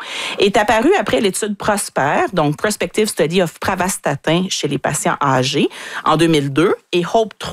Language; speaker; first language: French; native; French